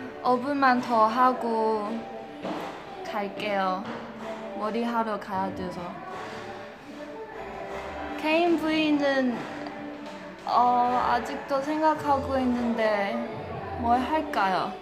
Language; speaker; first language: Korean; non-native, fluent; Chinese